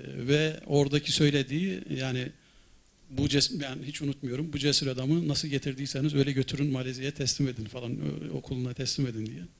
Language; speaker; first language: Turkish; native; Turkish